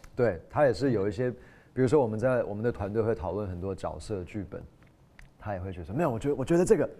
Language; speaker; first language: Chinese; non-native, fluent; English